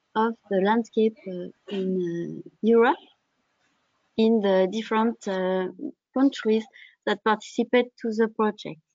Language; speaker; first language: English; non-native, fluent; French